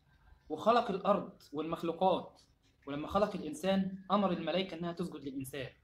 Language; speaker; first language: Arabic; native; Arabic